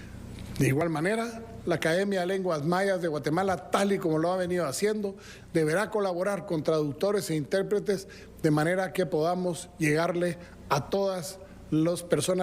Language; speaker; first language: Spanish; native; Spanish